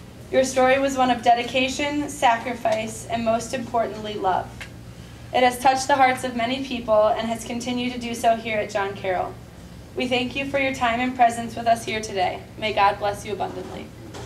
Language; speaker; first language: English; native; English